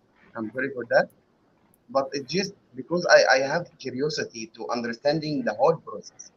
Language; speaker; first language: English; non-native, learner; Arabic